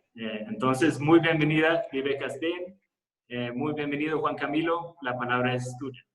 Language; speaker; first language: Spanish; non-native, fluent; Swedish